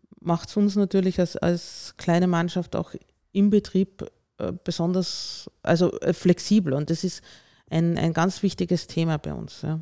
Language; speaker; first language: German; native; German